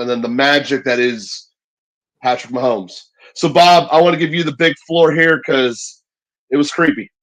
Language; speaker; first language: English; native; English